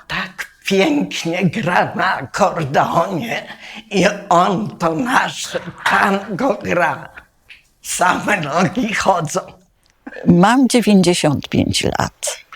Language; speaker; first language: Polish; native; Polish